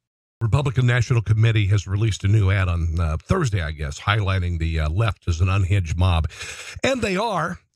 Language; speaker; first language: English; native; English